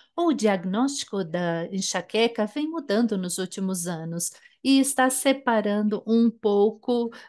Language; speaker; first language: Portuguese; non-native, fluent; German